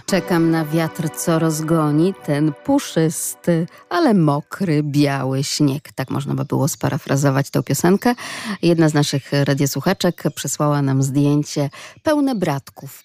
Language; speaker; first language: Polish; native; Polish